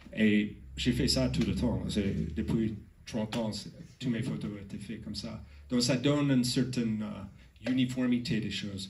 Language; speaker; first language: French; non-native, learner; English